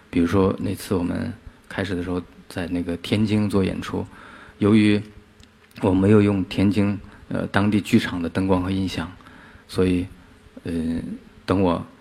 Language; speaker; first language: Chinese; native; Chinese